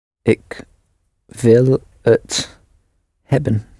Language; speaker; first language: Dutch; non-native, learner; English